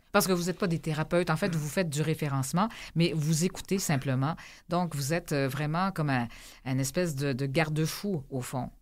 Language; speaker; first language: French; native; French